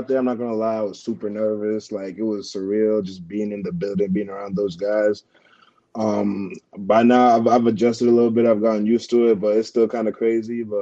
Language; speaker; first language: English; early bilingual, other home language; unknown